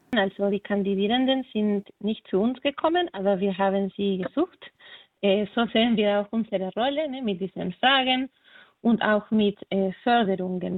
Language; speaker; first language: German; non-native, fluent; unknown